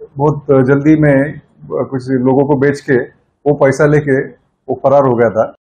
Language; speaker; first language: Hindi; non-native, local second language; Marathi